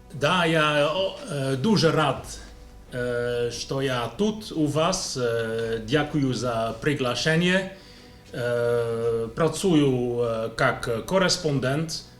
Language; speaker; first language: Ukrainian; non-native, learner; Dutch